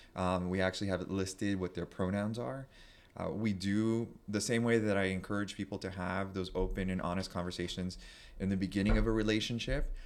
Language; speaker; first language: English; native; English